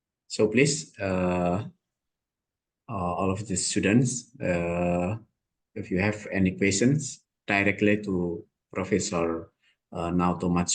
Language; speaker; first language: English; non-native, learner; Indonesian